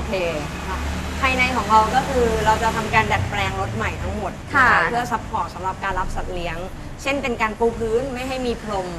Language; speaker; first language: Thai; native; Thai